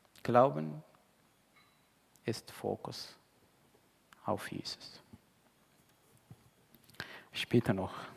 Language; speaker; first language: German; non-native, fluent; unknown